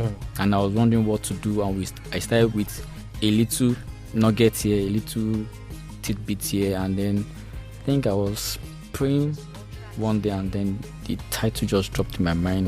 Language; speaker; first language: English; non-native, local second language; Yoruba